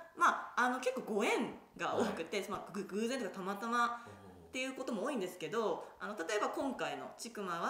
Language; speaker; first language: Japanese; native; Japanese